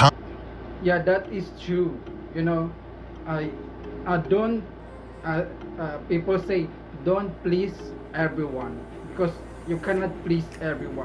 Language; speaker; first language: English; non-native, local second language; Filipino